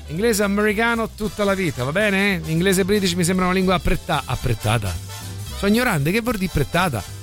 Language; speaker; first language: Italian; native; Italian